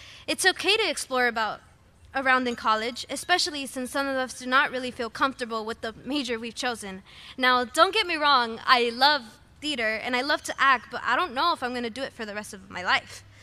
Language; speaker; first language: English; early bilingual, other home language; Spanish